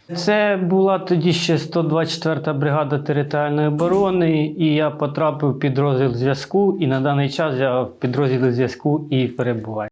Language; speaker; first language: Ukrainian; native; Ukrainian